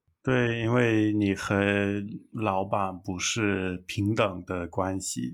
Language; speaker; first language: Chinese; non-native, learner; English